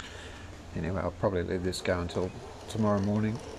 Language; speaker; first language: English; native; English